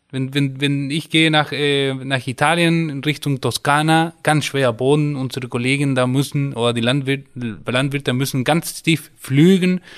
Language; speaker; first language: German; non-native, fluent; Spanish